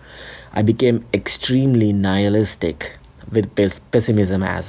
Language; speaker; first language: English; non-native, local second language; Telugu